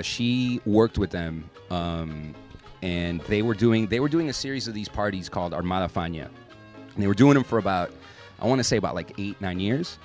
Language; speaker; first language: English; native; English